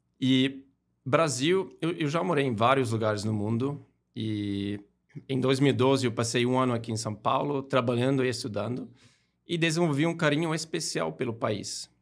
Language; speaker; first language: Portuguese; non-native, fluent; German